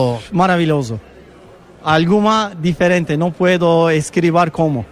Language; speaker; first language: Spanish; non-native, learner; Turkish